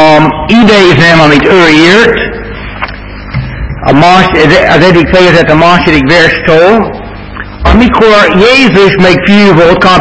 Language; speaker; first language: Hungarian; non-native, fluent; English